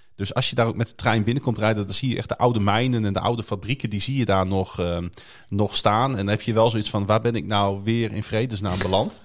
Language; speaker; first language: Dutch; native; Dutch